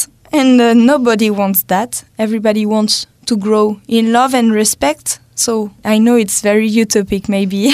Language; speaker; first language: English; non-native, fluent; French